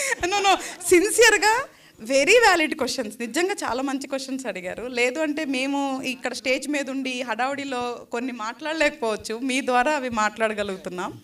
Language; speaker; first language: Telugu; native; Telugu